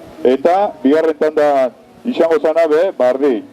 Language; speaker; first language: Basque; native; Basque